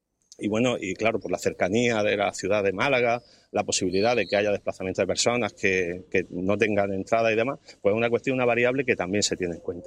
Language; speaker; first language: Spanish; native; Spanish